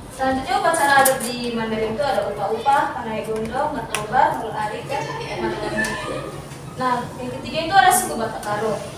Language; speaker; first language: Indonesian; native; Indonesian